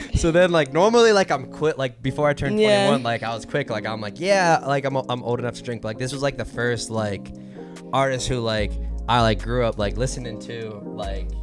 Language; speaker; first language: English; native; English